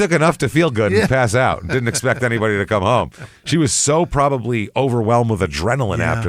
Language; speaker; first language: English; native; English